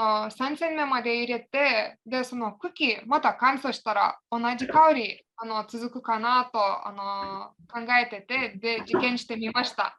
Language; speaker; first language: Japanese; non-native, fluent; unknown